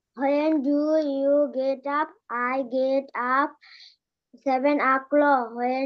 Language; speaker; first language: English; non-native, learner; Bangla